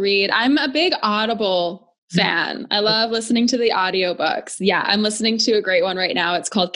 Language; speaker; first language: English; native; English